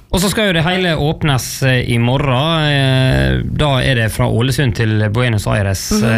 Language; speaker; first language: Norwegian; native; Norwegian